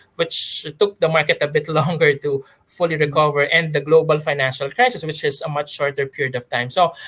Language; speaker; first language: English; non-native, local second language; Pampanga